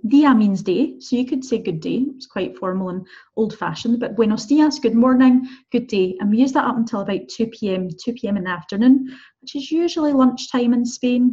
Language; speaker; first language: English; native; English